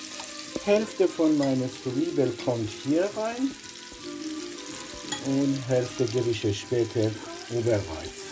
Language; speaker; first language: German; non-native, learner; Persian